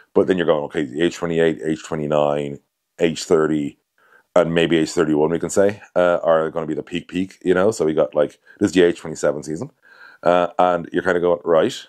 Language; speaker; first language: English; native; English